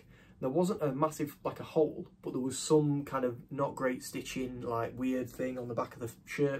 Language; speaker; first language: English; native; English